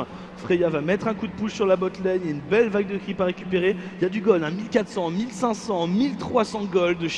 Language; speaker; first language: French; native; French